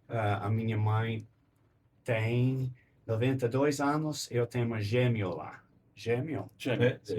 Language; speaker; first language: Portuguese; non-native, learner; English